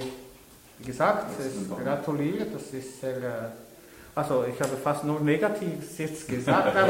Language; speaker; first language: German; non-native, local second language; French